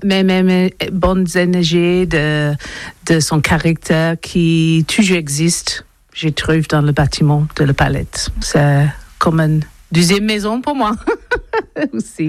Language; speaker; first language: French; non-native, learner; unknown